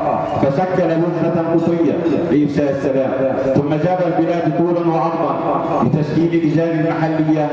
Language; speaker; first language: Arabic; native; Arabic